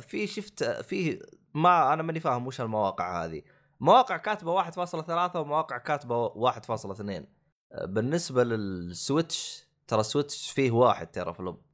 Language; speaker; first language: Arabic; native; Arabic